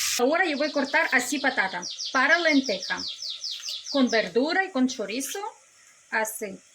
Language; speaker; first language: Spanish; non-native, learner; Ukrainian